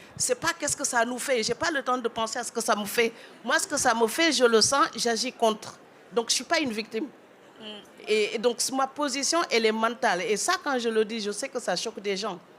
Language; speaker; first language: French; non-native, local second language; Wolof